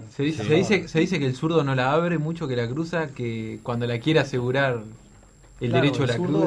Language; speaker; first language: Spanish; native; Spanish